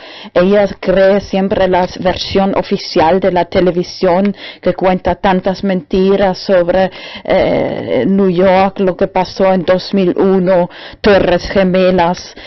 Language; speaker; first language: Spanish; non-native, learner; German